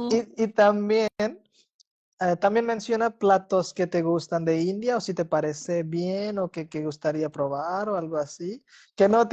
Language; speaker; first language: Spanish; non-native, fluent; Hindi